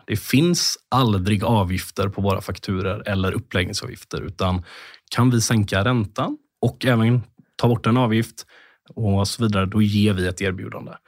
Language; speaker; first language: Swedish; native; Swedish